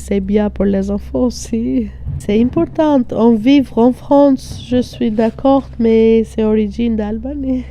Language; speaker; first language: French; non-native, learner; Albanian